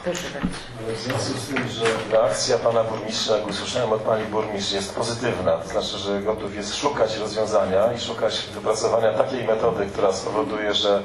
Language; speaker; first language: Polish; native; Polish